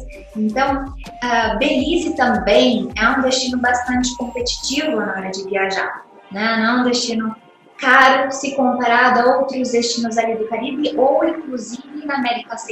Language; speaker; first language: Portuguese; native; Portuguese